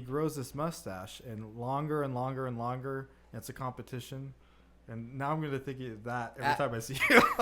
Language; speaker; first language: English; native; English